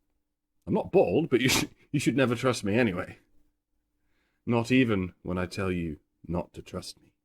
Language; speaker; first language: English; native; English